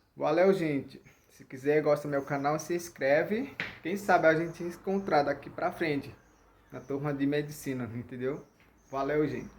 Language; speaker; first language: Portuguese; non-native, local second language; Ticuna